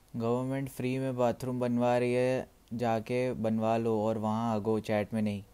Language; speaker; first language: Hindi; native; Hindi